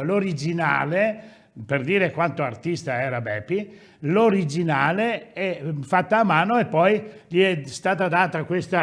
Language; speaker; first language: Italian; native; Italian